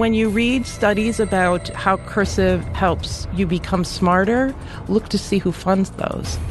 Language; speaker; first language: English; native; English